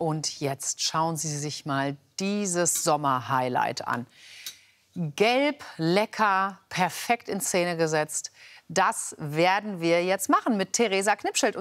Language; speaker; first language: German; native; German